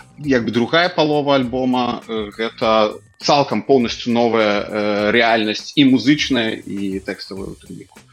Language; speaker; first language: Belarusian; native; Belarusian